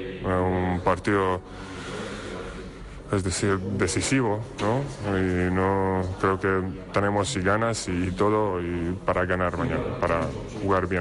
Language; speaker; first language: Spanish; non-native, fluent; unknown